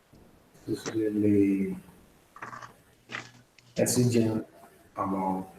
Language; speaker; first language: English; non-native, learner; Spanish